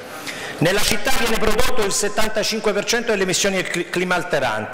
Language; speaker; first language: Italian; native; Italian